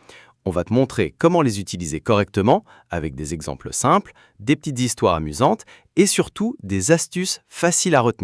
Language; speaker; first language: French; native; French